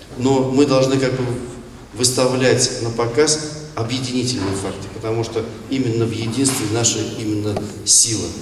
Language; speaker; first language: Russian; non-native, local second language; Tatar